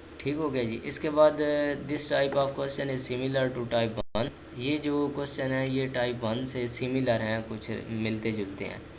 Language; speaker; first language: Urdu; non-native, local second language; Punjabi